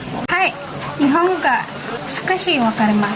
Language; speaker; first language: Japanese; non-native, learner; Filipino